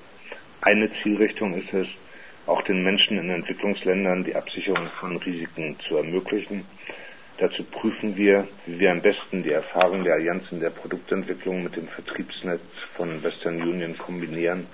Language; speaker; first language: German; native; German